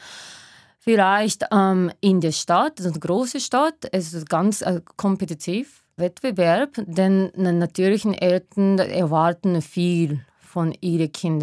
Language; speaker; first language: German; non-native, learner; Japanese